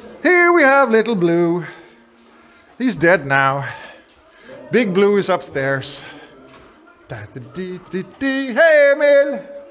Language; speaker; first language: English; non-native, fluent; Swedish